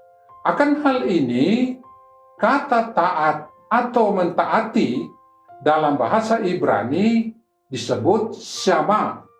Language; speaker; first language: Malay; native; Malay